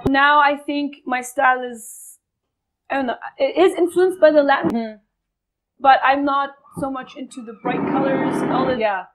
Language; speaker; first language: English; non-native, fluent; Spanish